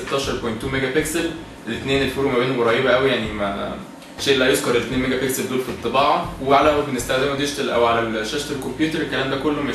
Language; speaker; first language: Arabic; native; Arabic